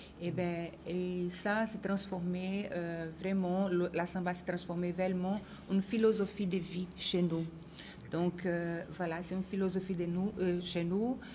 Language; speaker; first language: French; non-native, fluent; Portuguese